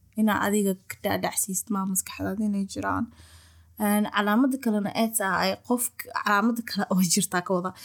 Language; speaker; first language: Somali; early bilingual, heritage; Somali